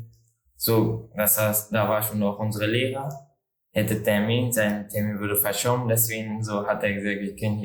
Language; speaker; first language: German; non-native, learner; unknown